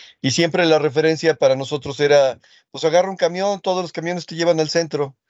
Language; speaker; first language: Spanish; early bilingual, other home language; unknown